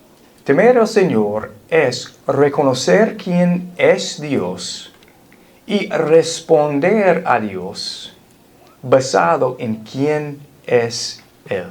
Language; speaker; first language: Spanish; non-native, fluent; English